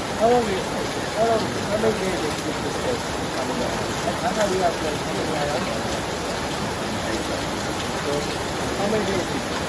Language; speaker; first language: English; non-native, learner; Cebuano